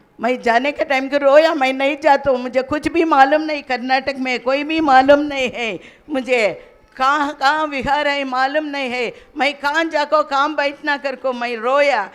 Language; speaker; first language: Hindi; non-native, local second language; Kannada